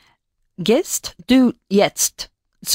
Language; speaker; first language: German; non-native, learner; Spanish